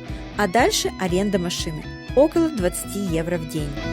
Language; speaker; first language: Russian; native; Russian